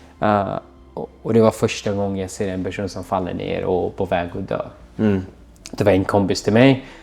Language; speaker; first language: Swedish; non-native, fluent; Arabic